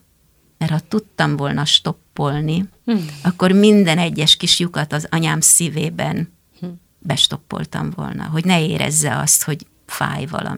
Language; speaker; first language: Hungarian; native; Hungarian